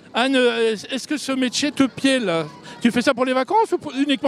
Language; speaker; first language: French; native; French